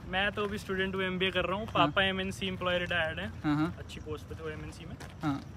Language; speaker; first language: Hindi; native; Hindi